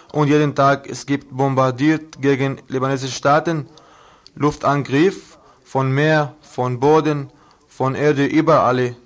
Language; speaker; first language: German; non-native, learner; Arabic